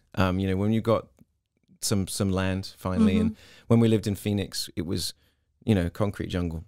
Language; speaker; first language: English; native; English